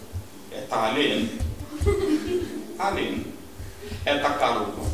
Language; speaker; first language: Russian; non-native, learner; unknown